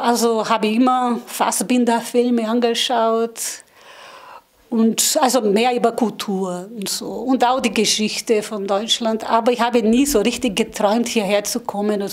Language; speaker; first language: German; non-native, learner; Portuguese